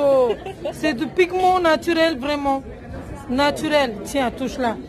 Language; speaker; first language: French; non-native, learner; Romanian